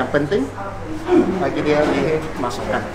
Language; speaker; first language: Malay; non-native, local second language; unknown